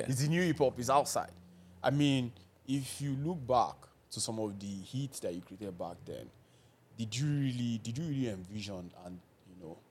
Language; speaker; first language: English; non-native, local second language; Yoruba